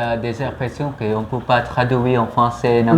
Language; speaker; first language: French; non-native, fluent; Filipino